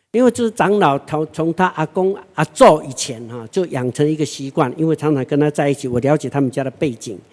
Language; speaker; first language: Chinese; non-native, local second language; Hakka Chinese